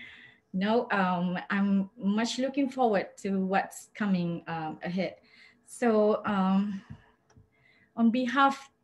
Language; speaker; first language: English; non-native, local second language; Malay